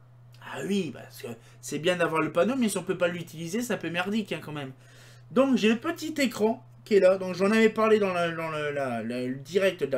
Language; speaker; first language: French; native; French